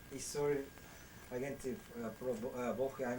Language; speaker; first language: German; non-native, learner; Korean